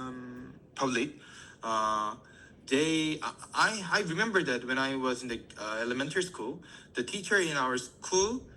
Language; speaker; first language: English; non-native, learner; Korean